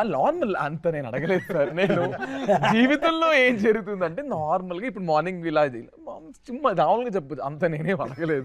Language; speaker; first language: Telugu; native; Telugu